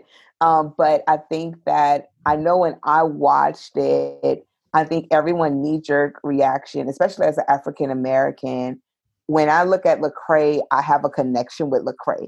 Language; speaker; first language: English; native; English